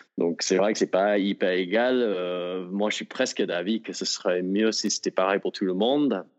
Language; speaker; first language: French; non-native, fluent; English